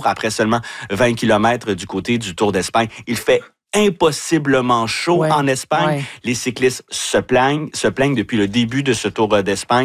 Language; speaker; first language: French; native; French